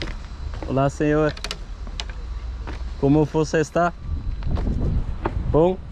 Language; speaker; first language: Portuguese; non-native, learner; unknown